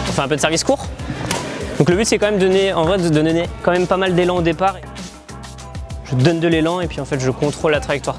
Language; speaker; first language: French; native; French